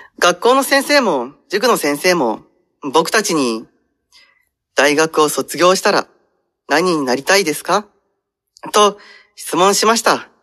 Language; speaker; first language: Japanese; non-native, learner; Indonesian